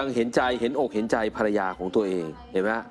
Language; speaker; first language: Thai; native; Thai